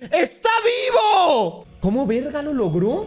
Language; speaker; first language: Spanish; native; Spanish